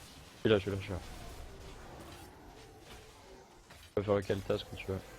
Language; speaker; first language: French; native; French